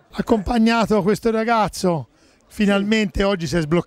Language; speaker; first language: Italian; native; Italian